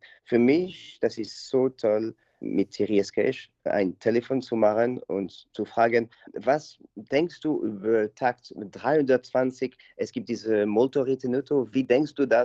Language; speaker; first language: German; non-native, learner; French